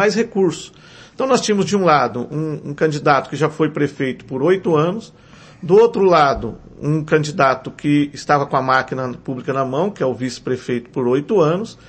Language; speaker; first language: Portuguese; native; Portuguese